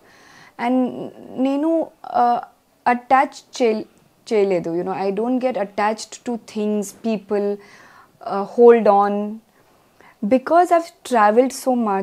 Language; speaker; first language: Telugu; non-native, local second language; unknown